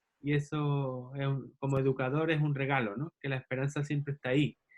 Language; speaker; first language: Spanish; native; Spanish